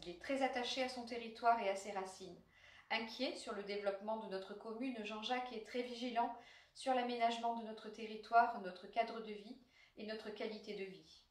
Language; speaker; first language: French; native; French